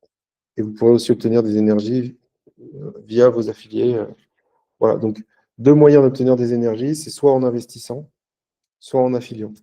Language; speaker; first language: French; native; French